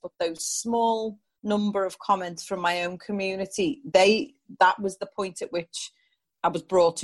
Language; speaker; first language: English; native; English